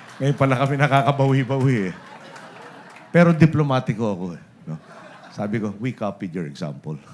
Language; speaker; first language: Filipino; native; Filipino